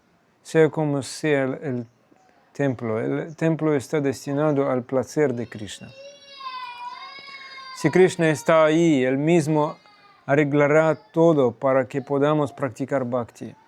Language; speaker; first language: Spanish; non-native, fluent; Russian